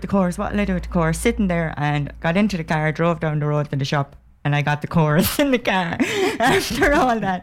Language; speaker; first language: English; native; English